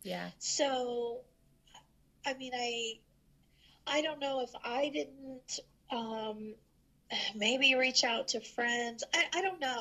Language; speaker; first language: English; native; English